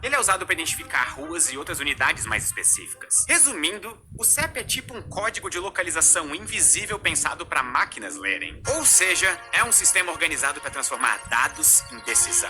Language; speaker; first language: Portuguese; native; Portuguese